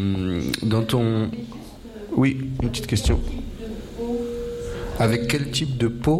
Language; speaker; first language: French; native; French